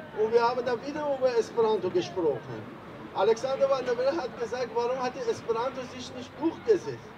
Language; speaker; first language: German; non-native, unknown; Persian